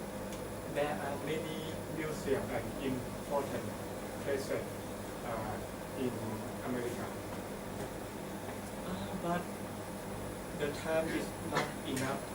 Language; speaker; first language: English; non-native, learner; Thai